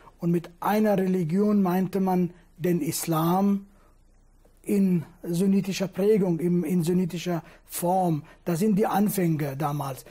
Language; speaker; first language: German; non-native, fluent; Kurdish